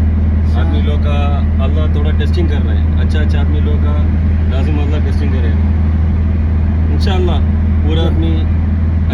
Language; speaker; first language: Hindi; non-native, learner; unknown